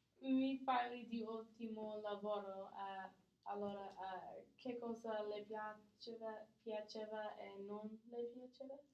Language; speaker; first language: Italian; non-native, learner; English